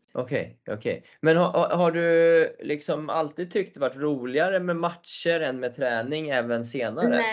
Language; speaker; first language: Swedish; native; Swedish